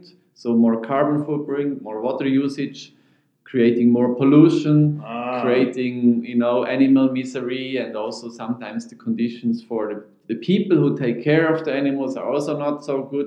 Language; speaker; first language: English; non-native, fluent; Swiss German